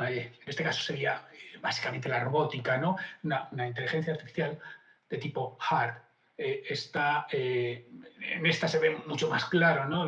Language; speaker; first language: Spanish; native; Spanish